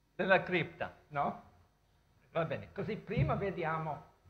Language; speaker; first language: Italian; non-native, fluent; English